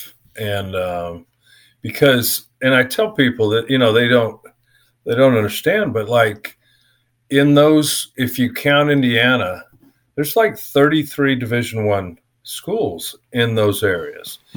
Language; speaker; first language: English; native; English